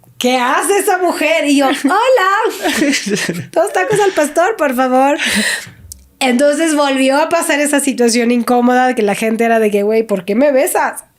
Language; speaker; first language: Spanish; non-native, fluent; Swedish